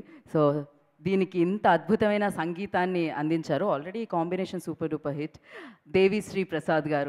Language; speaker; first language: Telugu; native; Telugu